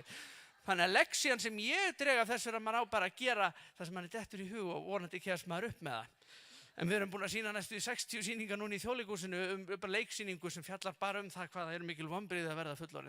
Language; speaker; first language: Icelandic; native; Icelandic